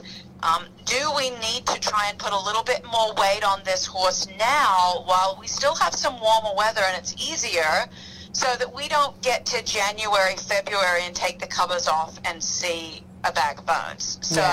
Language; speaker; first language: English; native; English